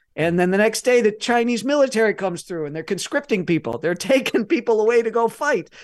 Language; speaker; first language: English; native; English